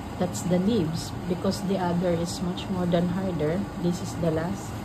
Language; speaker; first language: English; non-native, learner; Filipino